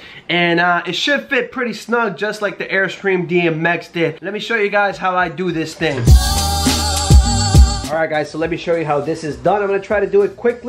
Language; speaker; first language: English; native; English